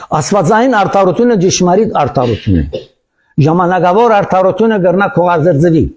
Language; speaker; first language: Armenian; early bilingual, heritage; Armenian